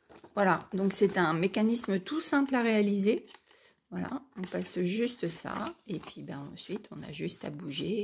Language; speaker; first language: French; native; French